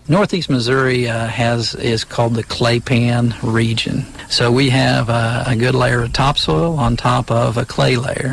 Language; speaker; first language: English; native; English